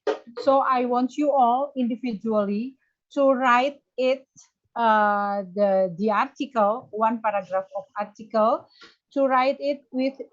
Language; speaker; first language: English; non-native, fluent; Indonesian